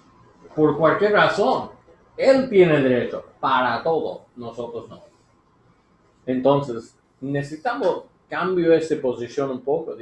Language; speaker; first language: Spanish; non-native, learner; English